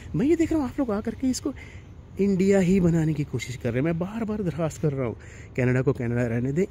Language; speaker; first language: Hindi; native; Hindi